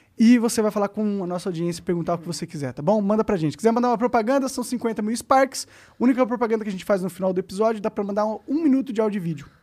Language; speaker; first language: Portuguese; native; Portuguese